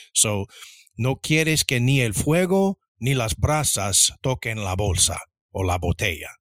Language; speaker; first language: Spanish; early bilingual, other home language; English